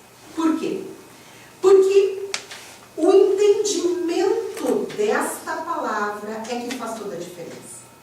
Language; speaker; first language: Portuguese; native; Portuguese